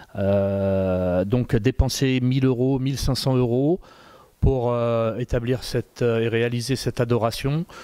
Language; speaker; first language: French; native; French